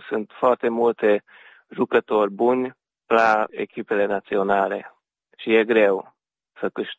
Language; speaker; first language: Romanian; early bilingual, heritage; Romanian